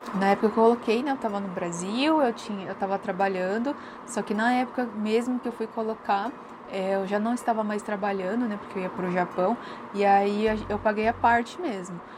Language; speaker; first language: Portuguese; native; Portuguese